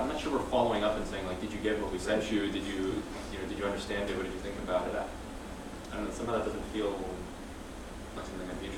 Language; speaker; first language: English; native; English